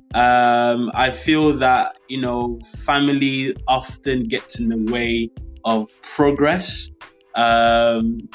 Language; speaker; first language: English; early bilingual, other home language; Yoruba